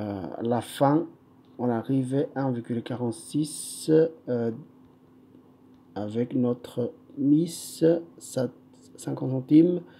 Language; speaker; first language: French; non-native, fluent; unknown